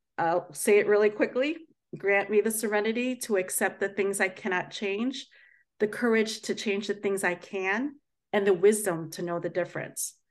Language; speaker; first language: English; native; English